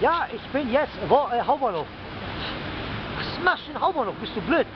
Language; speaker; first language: German; non-native, learner; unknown